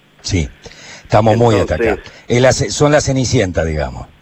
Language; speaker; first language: Spanish; native; Spanish